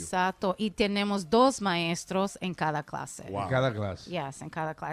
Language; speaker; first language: Spanish; early bilingual, heritage; Spanish